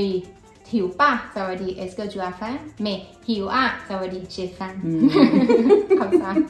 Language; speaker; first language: French; non-native, learner; Thai